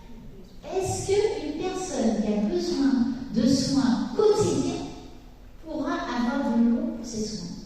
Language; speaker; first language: French; native; French